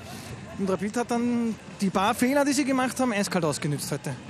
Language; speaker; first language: German; native; German